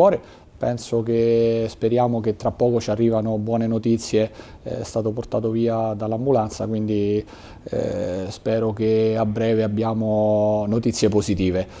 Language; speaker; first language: Italian; native; Italian